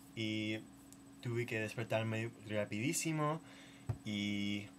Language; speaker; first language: Spanish; non-native, learner; English